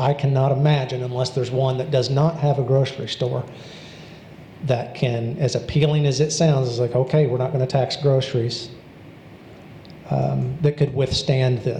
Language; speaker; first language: English; native; English